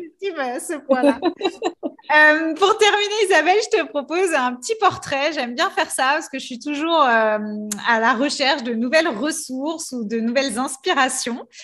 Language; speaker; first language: French; native; French